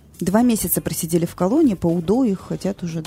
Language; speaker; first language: Russian; native; Russian